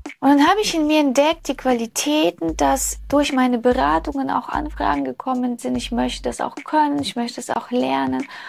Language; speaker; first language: German; early bilingual, other home language; Russian